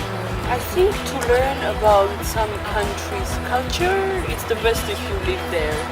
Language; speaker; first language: English; non-native, learner; Italian